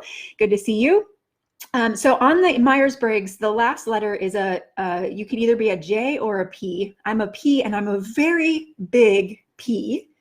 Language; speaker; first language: English; native; English